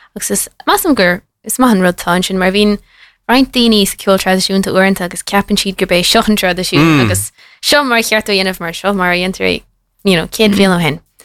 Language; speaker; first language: Irish; native; Irish